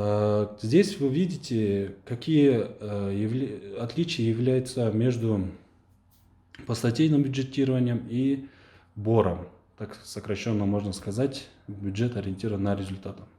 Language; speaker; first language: Russian; non-native, local second language; Kyrgyz